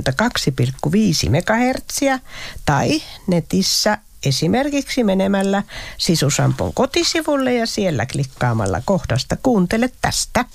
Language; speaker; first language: Finnish; native; Finnish